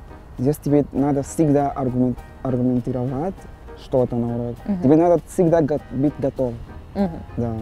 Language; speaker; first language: Russian; non-native, learner; Portuguese